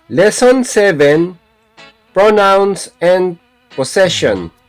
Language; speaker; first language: English; non-native, local second language; Filipino